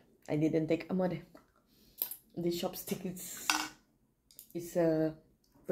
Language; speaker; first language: English; non-native, learner; Portuguese